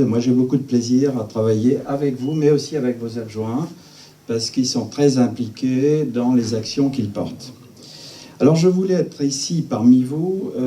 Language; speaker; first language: French; native; French